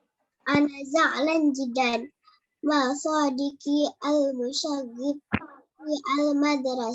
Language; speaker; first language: Arabic; non-native, learner; Indonesian